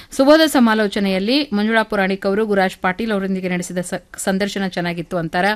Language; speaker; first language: Kannada; native; Kannada